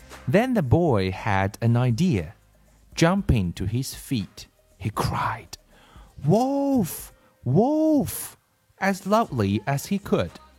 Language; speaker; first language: English; non-native, fluent; Chinese